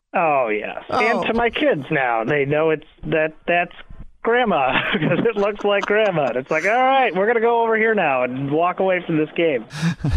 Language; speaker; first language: English; native; English